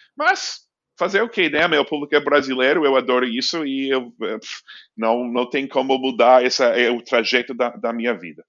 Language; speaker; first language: Portuguese; non-native, fluent; English